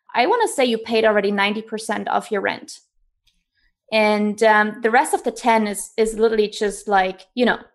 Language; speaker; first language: English; non-native, fluent; German